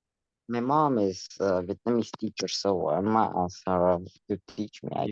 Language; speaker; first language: English; non-native, learner; Vietnamese